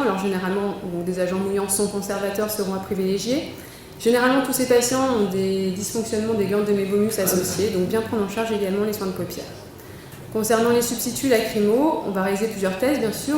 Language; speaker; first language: French; native; French